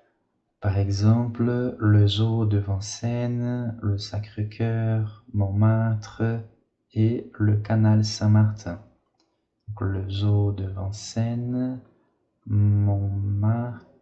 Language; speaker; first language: French; non-native, fluent; Portuguese